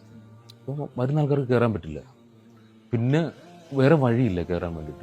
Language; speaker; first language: Malayalam; native; Malayalam